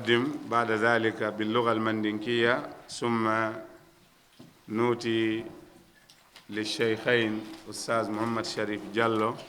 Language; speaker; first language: Arabic; non-native, fluent; Wolof